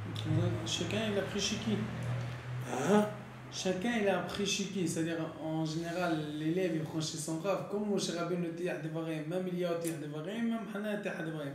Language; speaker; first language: French; native; French